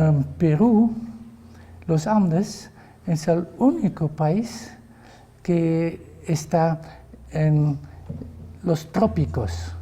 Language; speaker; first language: Spanish; non-native, fluent; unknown